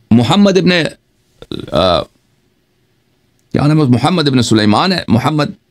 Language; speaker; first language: Urdu; non-native, fluent; Persian